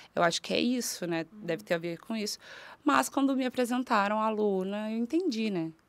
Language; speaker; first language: Portuguese; native; Portuguese